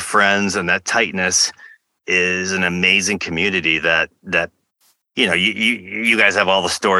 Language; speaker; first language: English; native; English